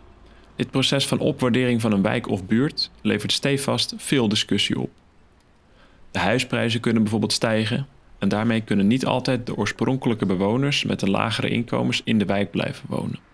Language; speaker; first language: Dutch; native; Dutch